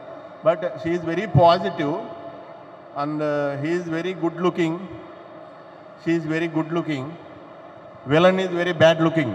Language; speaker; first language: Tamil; non-native, learner; Telugu